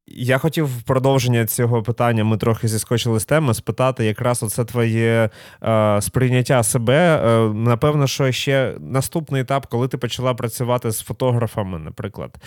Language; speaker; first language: Ukrainian; non-native, local second language; Russian